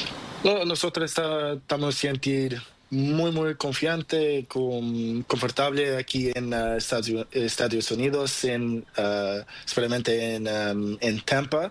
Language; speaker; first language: Spanish; non-native, learner; Portuguese